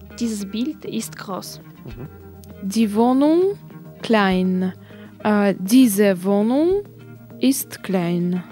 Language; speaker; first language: German; non-native, learner; Russian